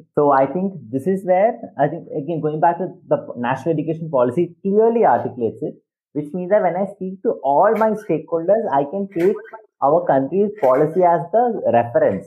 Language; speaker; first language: English; non-native, local second language; Malayalam